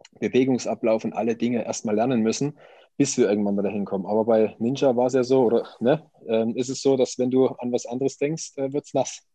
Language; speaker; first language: German; native; German